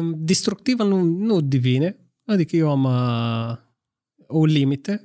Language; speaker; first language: Romanian; non-native, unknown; Italian